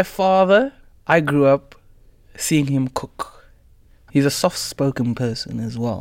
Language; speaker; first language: English; non-native, local second language; Tswana